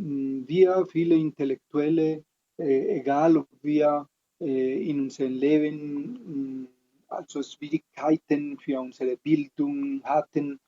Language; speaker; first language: German; non-native, fluent; Spanish